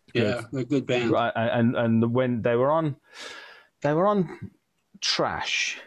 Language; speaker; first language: English; native; English